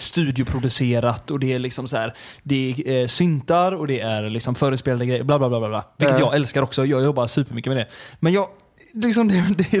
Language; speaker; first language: Swedish; native; Swedish